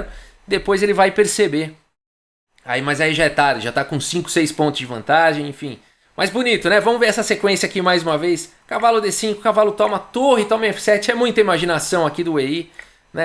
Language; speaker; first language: Portuguese; native; Portuguese